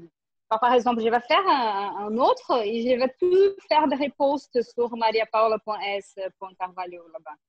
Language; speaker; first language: French; non-native, learner; Portuguese